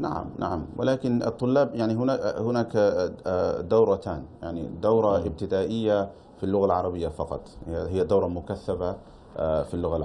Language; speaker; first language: Arabic; non-native, fluent; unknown